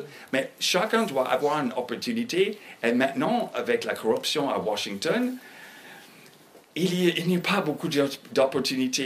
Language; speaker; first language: French; non-native, fluent; English